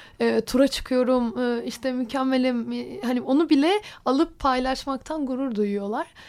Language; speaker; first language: Turkish; native; Turkish